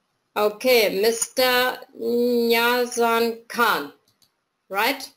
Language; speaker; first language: English; non-native, fluent; German